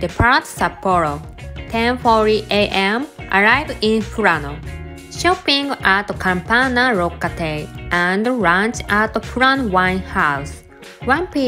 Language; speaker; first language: English; non-native, learner; Japanese